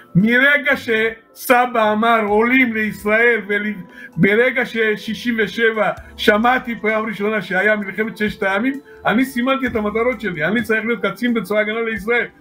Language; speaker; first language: Hebrew; non-native, fluent; Georgian